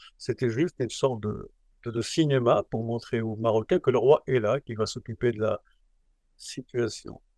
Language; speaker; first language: French; non-native, local second language; Arabic